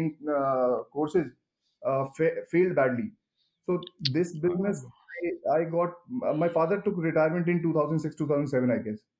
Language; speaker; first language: English; non-native, local second language; Hindi